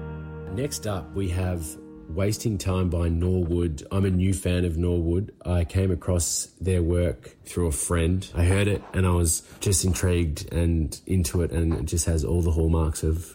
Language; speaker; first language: English; native; English